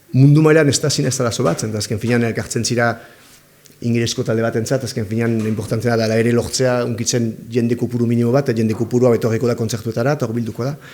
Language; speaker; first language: Basque; native; Basque